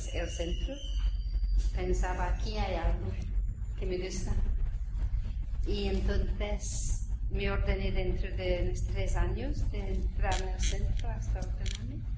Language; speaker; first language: Spanish; non-native, fluent; English